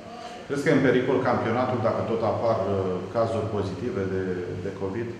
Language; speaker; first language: Romanian; native; Romanian